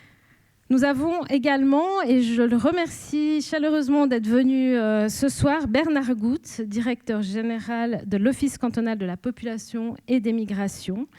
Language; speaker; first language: French; native; French